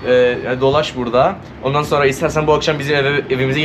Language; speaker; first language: Turkish; non-native, fluent; Persian